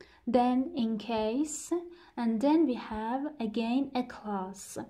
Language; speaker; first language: English; non-native, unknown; Persian